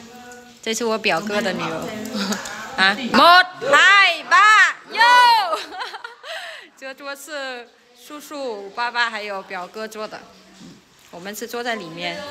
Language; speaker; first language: Chinese; non-native, fluent; Vietnamese